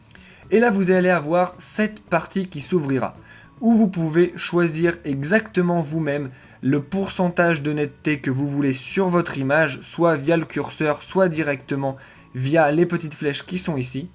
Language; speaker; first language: French; native; French